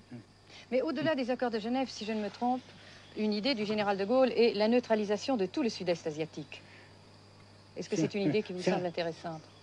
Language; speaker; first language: French; native; French